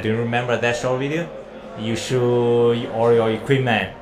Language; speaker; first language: English; non-native, learner; Chinese